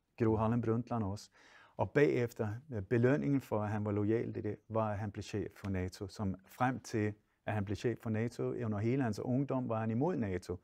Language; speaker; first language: Danish; native; Danish